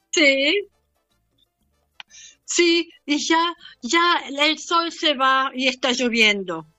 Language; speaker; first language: Spanish; non-native, learner; German